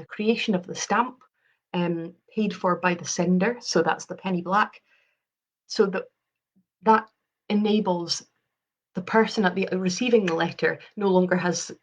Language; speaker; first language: English; native; English